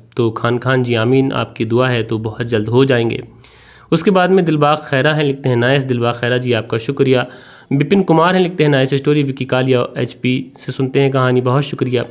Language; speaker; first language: Hindi; native; Hindi